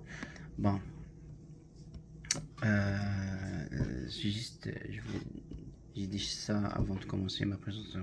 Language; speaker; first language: French; non-native, learner; Arabic